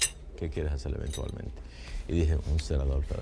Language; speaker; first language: Spanish; early bilingual, heritage; Spanish